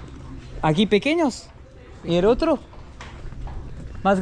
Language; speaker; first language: Spanish; non-native, learner; French